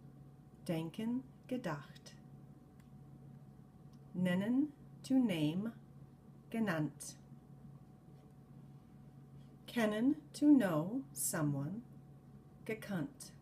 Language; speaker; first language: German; non-native, fluent; English